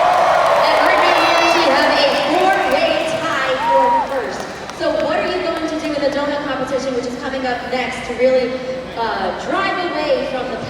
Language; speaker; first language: English; native; English